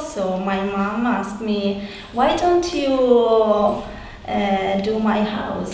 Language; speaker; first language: English; non-native, learner; Italian